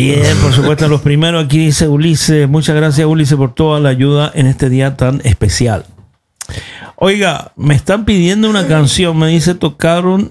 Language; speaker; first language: Spanish; native; Spanish